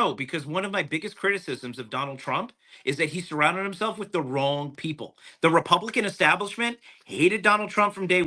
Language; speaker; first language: English; native; English